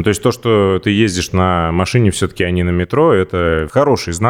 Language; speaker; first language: Russian; native; Russian